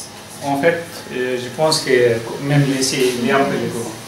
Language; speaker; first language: French; non-native, learner; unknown